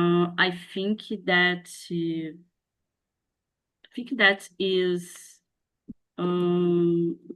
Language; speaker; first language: English; non-native, learner; Portuguese